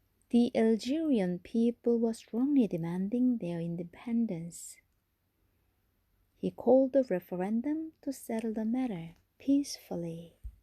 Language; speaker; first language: English; non-native, fluent; Korean